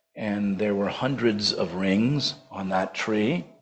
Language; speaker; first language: English; native; English